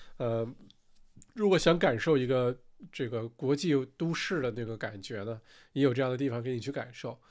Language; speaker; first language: Chinese; native; Chinese